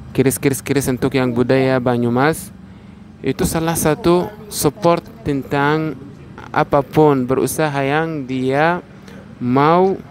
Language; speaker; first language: Indonesian; non-native, fluent; Arabic